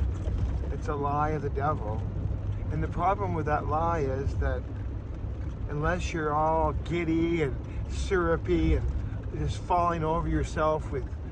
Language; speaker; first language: English; native; English